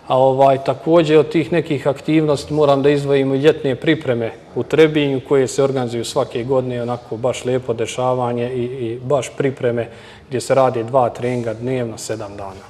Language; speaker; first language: Serbian; native; Serbian